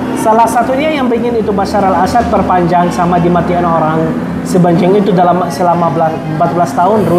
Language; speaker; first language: Indonesian; non-native, fluent; Arabic